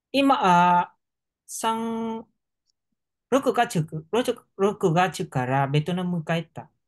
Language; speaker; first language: Japanese; non-native, learner; Vietnamese